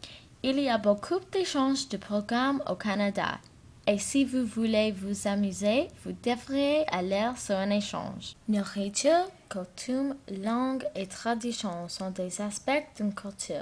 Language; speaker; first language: French; non-native, learner; English